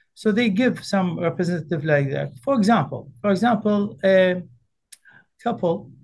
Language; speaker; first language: English; early bilingual, other home language; Arabic